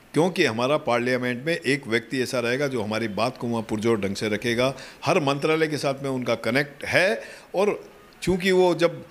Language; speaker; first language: Hindi; native; Hindi